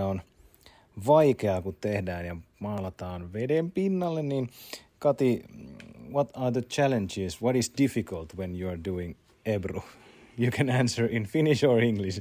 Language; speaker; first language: Finnish; native; Finnish